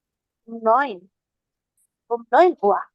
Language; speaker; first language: German; non-native, learner; Indonesian